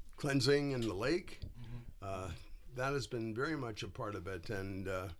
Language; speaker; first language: English; native; English